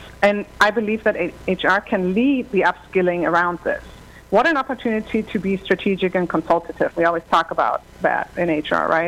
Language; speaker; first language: English; non-native, fluent; German